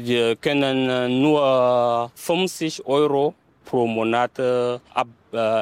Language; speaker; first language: German; non-native, learner; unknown